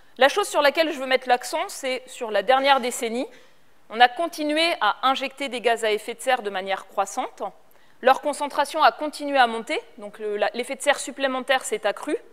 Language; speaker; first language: French; native; French